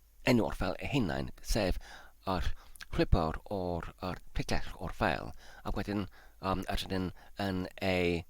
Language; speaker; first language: Welsh; non-native, learner; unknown